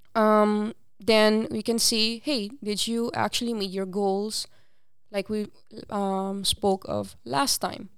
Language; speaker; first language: English; non-native, fluent; Papiamento